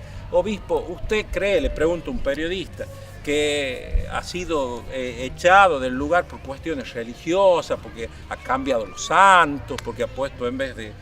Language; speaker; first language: Spanish; native; Spanish